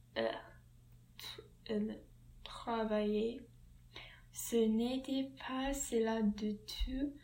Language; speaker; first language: French; non-native, learner; English